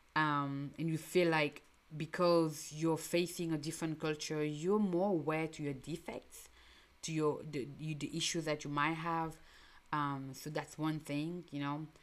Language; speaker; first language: English; non-native, local second language; French